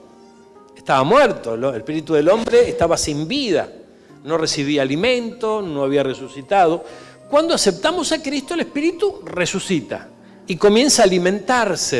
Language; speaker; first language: Spanish; native; Spanish